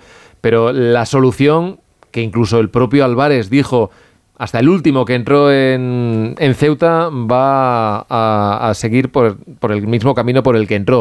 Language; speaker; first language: Spanish; native; Spanish